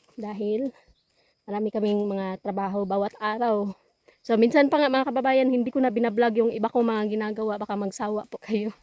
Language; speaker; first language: Filipino; non-native, local second language; Cebuano